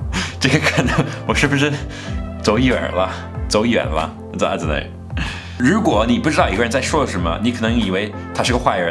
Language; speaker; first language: Chinese; non-native, fluent; English